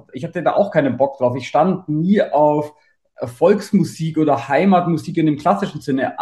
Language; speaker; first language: German; native; German